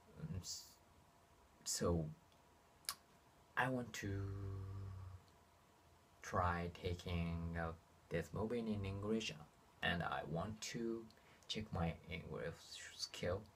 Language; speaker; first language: English; non-native, learner; Japanese